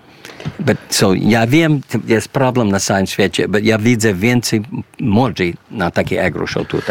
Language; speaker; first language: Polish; early bilingual, heritage; English